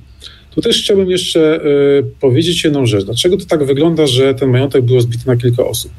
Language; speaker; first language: Polish; native; Polish